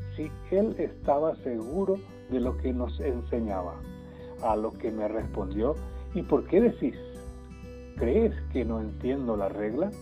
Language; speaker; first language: Spanish; non-native, local second language; Guarani